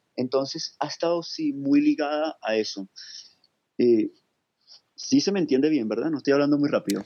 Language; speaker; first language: Spanish; native; Spanish